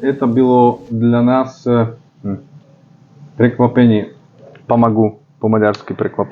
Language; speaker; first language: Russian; non-native, learner; Slovak